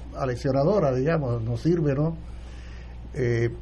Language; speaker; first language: Spanish; native; Spanish